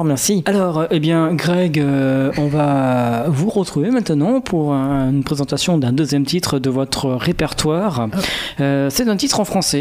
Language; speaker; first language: French; native; French